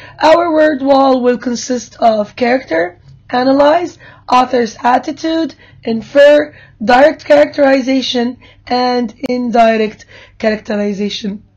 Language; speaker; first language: English; non-native, fluent; Arabic